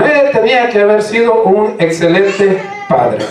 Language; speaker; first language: Spanish; native; Spanish